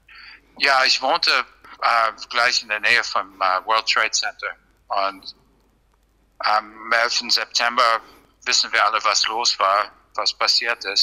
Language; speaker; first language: German; non-native, fluent; English